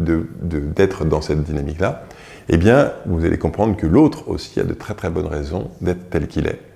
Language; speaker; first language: French; native; French